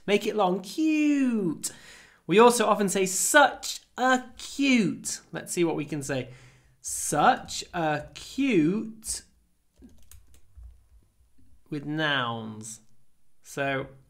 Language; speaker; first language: English; native; English